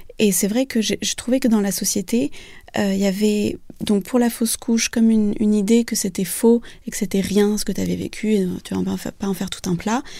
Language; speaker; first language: French; early bilingual, other home language; Vietnamese